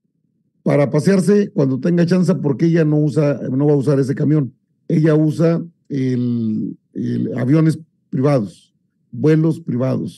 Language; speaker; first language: Spanish; native; Spanish